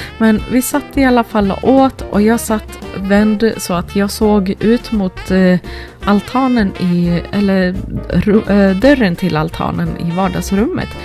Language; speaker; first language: Swedish; early bilingual, other home language; Finnish